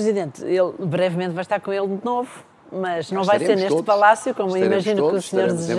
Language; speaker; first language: Portuguese; native; Portuguese